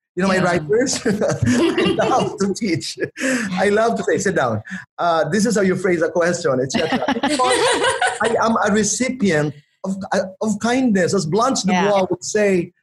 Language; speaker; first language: English; non-native, local second language; Waray